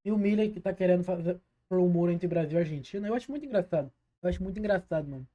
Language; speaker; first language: Portuguese; native; Portuguese